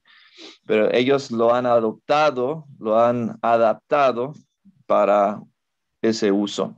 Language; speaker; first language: Spanish; non-native, fluent; English